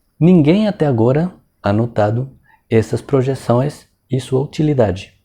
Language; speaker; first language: Portuguese; non-native, fluent; Spanish